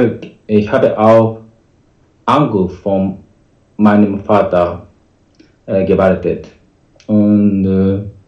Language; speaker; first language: German; non-native, learner; Japanese